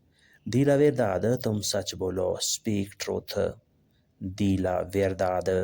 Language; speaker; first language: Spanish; non-native, learner; Urdu